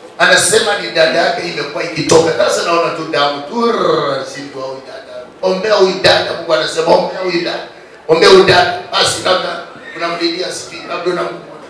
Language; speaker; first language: Swahili; native; Swahili